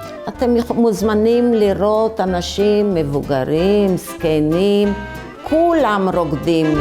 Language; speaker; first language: Hebrew; early bilingual, other home language; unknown